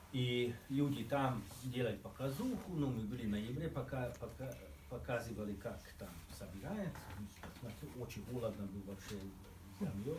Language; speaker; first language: Russian; non-native, fluent; Hungarian